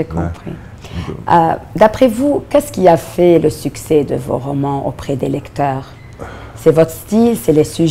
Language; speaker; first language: French; non-native, local second language; Arabic